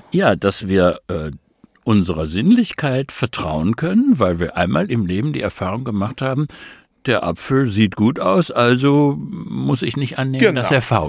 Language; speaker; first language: German; native; German